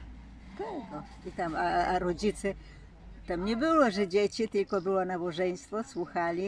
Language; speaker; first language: Polish; early bilingual, heritage; Polish